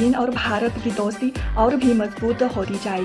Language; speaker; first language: Hindi; non-native, learner; Chinese